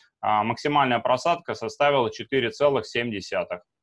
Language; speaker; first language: Russian; native; Russian